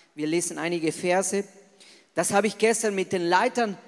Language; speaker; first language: German; non-native, fluent; Spanish